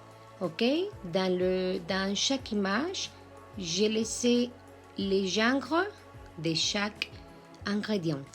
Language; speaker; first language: French; non-native, learner; Spanish